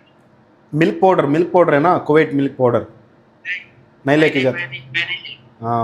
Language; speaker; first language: Hindi; non-native, local second language; Telugu